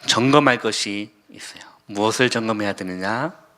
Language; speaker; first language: Korean; native; Korean